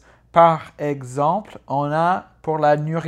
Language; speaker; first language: French; non-native, fluent; English